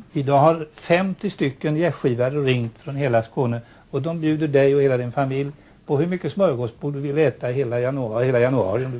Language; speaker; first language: Swedish; native; Swedish